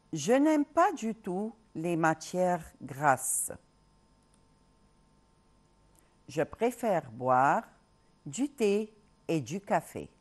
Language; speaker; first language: French; non-native, local second language; Arabic